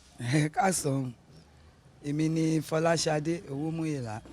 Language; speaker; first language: Yoruba; native; Yoruba